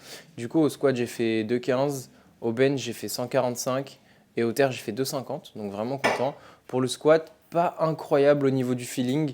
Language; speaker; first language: French; native; French